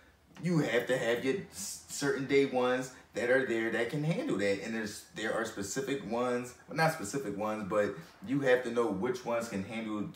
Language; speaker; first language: English; native; English